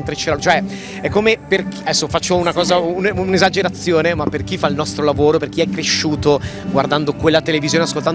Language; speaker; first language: Italian; native; Italian